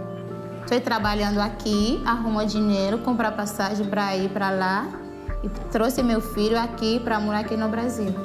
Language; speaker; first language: Portuguese; non-native, learner; Haitian Creole